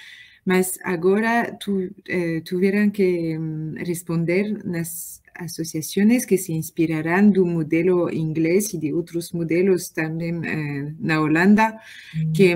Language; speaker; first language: Portuguese; non-native, learner; French